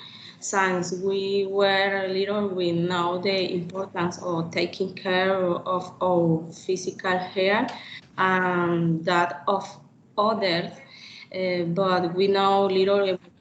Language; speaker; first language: English; non-native, learner; Spanish